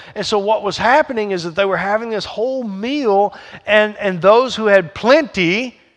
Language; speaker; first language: English; native; English